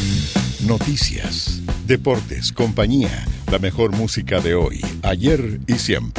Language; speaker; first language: Spanish; native; Spanish